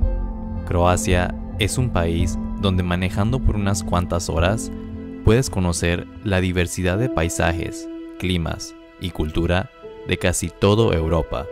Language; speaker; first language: Spanish; native; Spanish